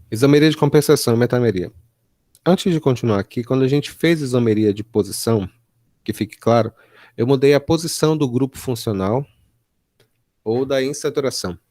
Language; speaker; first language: Portuguese; native; Portuguese